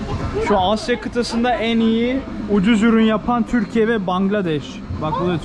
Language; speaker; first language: Turkish; native; Turkish